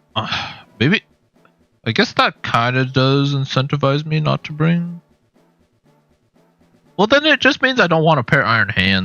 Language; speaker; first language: English; native; English